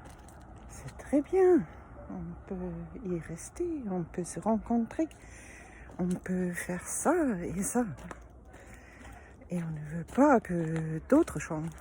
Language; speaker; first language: French; non-native, fluent; German